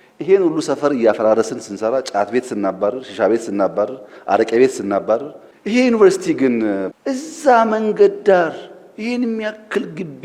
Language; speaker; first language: Amharic; non-native, local second language; Oromo